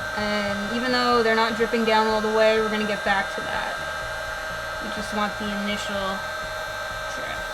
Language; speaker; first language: English; native; English